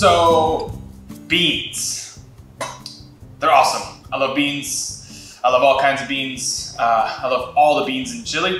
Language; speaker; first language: English; native; English